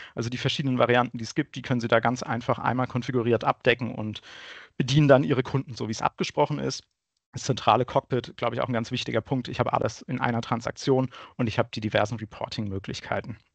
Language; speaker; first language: German; native; German